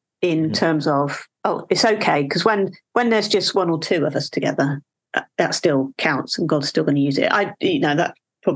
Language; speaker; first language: English; native; English